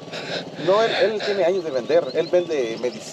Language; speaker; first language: Spanish; native; Spanish